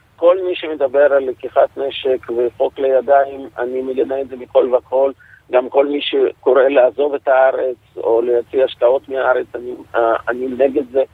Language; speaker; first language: Hebrew; non-native, fluent; Russian